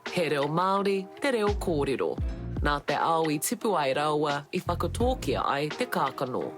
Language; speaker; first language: Māori; non-native, local second language; English